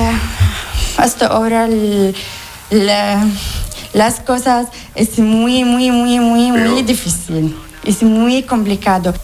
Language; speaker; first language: Spanish; non-native, learner; Arabic